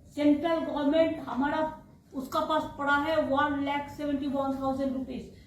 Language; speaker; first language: Hindi; non-native, local second language; Bangla